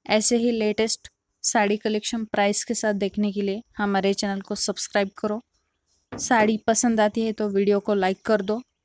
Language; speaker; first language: Hindi; non-native, local second language; Marathi